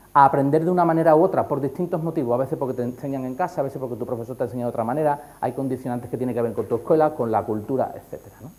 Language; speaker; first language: Spanish; native; Spanish